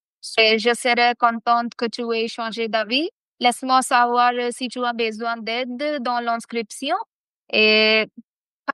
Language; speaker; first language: French; non-native, fluent; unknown